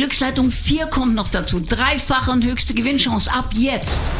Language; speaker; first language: German; native; German